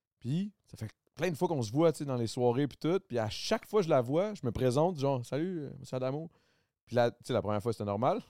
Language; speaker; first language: French; native; French